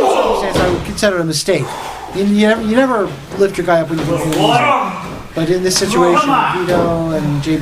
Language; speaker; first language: English; native; English